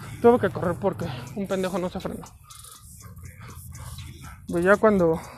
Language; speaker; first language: Spanish; native; Spanish